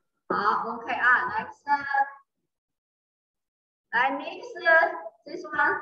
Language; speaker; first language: English; non-native, learner; Chinese